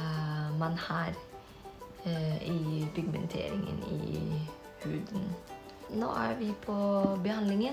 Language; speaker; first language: Norwegian; non-native, fluent; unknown